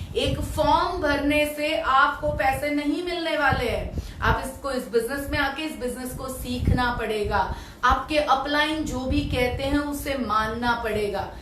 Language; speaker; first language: Hindi; non-native, local second language; Gujarati